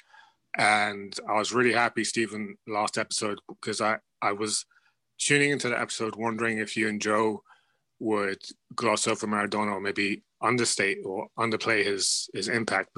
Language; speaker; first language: English; native; English